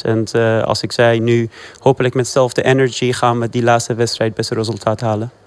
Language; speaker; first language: Dutch; non-native, fluent; Persian